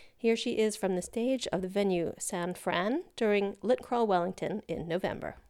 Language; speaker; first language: English; native; English